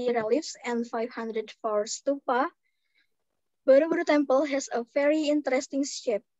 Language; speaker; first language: English; non-native, fluent; Indonesian